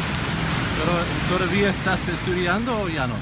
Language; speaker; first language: Spanish; non-native, fluent; English